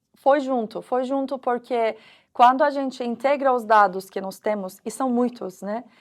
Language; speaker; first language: Portuguese; non-native, fluent; Turkish